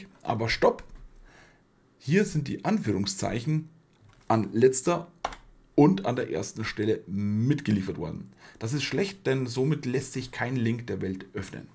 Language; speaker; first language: German; native; German